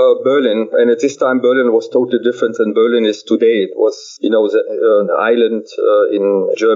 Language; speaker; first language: English; non-native, fluent; German